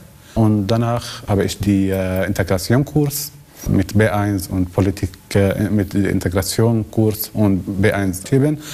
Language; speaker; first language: German; non-native, learner; Arabic